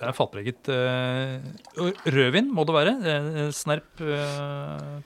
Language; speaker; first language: Norwegian; native; Norwegian